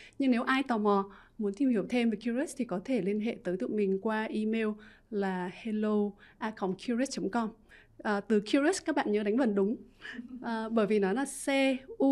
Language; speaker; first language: Vietnamese; native; Vietnamese